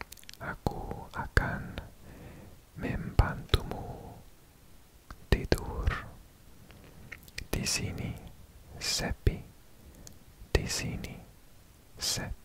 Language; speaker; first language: Indonesian; non-native, learner; English